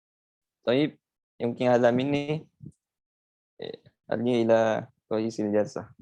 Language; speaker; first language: Arabic; non-native, learner; Indonesian